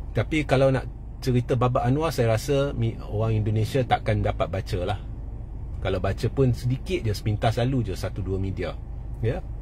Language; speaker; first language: Malay; native; Malay